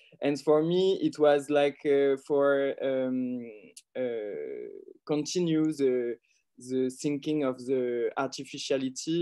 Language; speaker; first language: English; non-native, learner; French